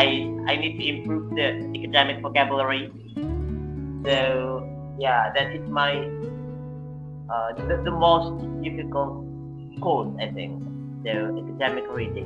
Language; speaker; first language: English; non-native, fluent; Indonesian